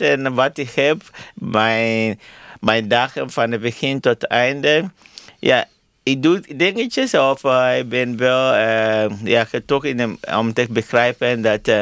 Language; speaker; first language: Dutch; non-native, learner; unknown